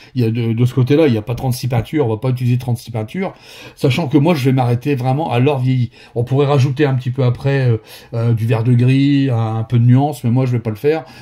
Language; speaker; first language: French; native; French